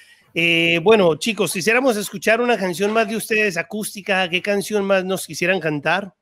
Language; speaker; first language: Spanish; native; Spanish